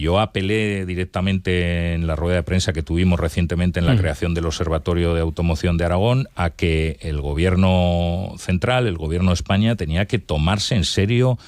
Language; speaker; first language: Spanish; native; Spanish